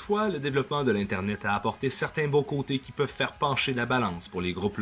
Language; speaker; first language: French; native; French